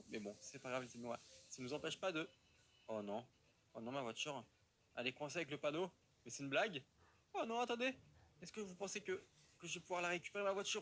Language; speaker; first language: French; native; French